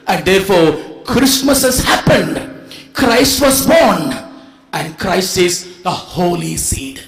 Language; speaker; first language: English; non-native, local second language; Telugu